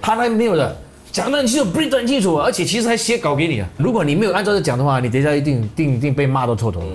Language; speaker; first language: Chinese; native; Chinese